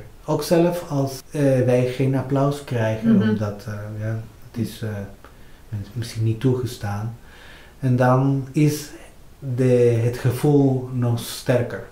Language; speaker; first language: Dutch; non-native, fluent; Spanish